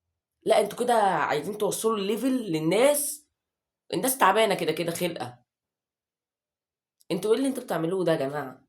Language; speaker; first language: Arabic; native; Arabic